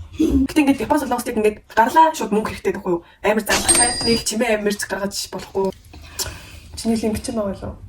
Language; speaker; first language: Mongolian; early bilingual, heritage; Mongolian